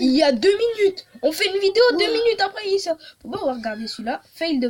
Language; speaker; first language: French; native; French